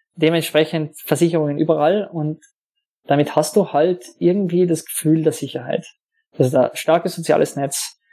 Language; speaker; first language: German; native; German